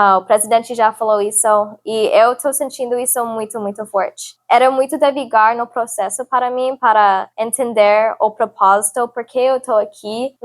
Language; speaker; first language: Portuguese; non-native, learner; English